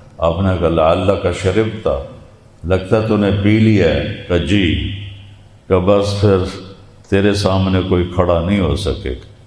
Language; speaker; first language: Urdu; non-native, local second language; Punjabi